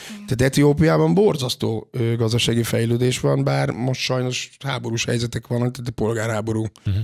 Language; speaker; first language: Hungarian; native; Hungarian